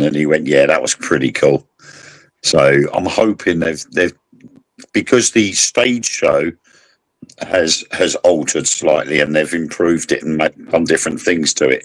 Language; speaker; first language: English; native; English